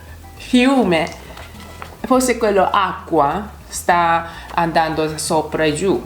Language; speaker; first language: Italian; non-native, learner; Japanese